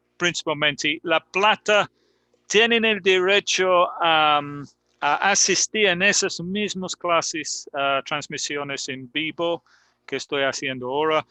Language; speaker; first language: Spanish; non-native, fluent; English